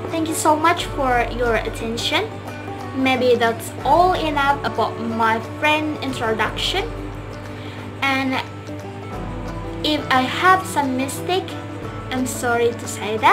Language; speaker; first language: English; non-native, learner; Indonesian